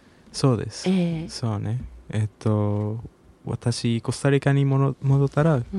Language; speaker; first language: Japanese; non-native, learner; Spanish